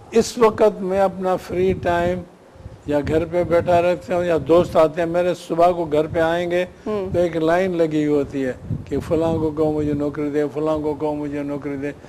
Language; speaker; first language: Urdu; non-native, local second language; Sindhi